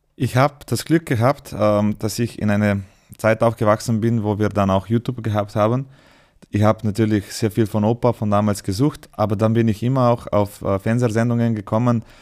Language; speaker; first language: German; non-native, fluent; Slovenian